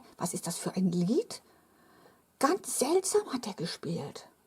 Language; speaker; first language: German; native; German